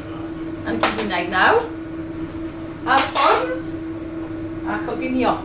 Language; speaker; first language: Welsh; non-native, learner; English